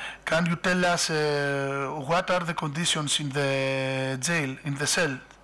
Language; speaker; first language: English; non-native, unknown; Greek